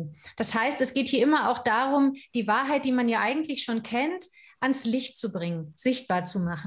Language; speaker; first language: German; native; German